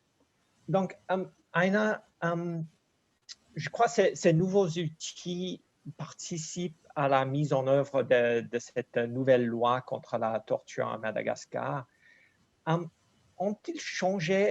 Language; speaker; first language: French; non-native, fluent; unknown